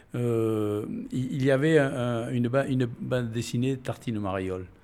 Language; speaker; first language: French; native; French